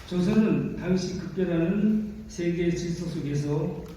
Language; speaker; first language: Korean; native; Korean